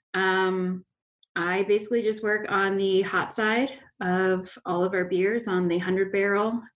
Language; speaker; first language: English; native; English